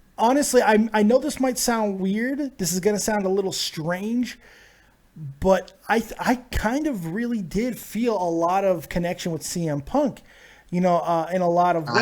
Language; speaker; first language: English; native; English